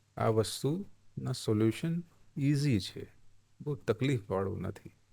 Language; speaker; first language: Gujarati; non-native, local second language; Hindi